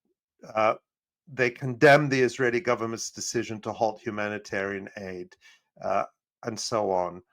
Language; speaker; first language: English; native; English